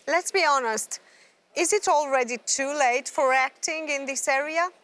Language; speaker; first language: English; non-native, fluent; Romanian